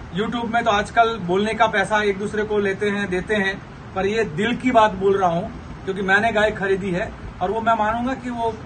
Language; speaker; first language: Hindi; non-native, local second language; Gujarati